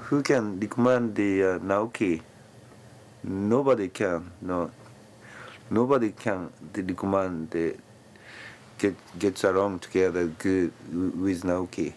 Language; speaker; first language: English; non-native, learner; Japanese